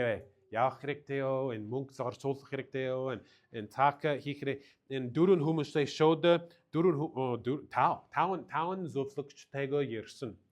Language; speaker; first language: Mongolian; non-native, learner; English